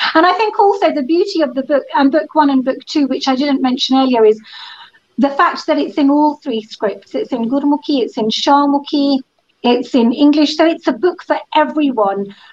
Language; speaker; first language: English; native; English